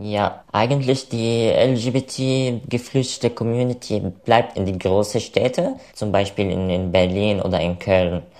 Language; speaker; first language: German; non-native, learner; Arabic